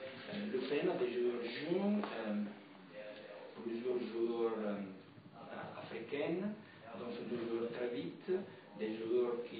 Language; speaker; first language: French; non-native, fluent; Italian